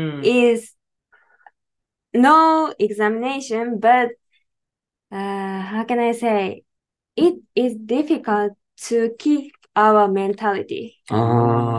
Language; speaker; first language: English; non-native, learner; Japanese